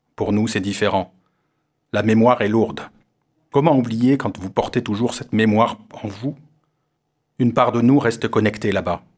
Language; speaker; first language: French; non-native, learner; Armenian